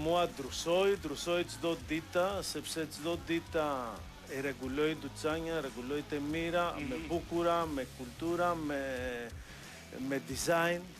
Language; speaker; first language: Albanian; non-native, learner; Greek